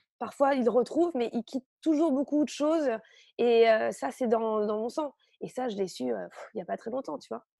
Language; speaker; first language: French; native; French